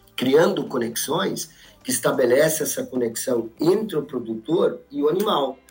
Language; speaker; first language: Portuguese; native; Portuguese